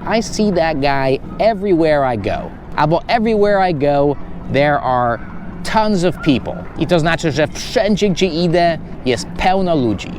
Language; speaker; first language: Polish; non-native, fluent; English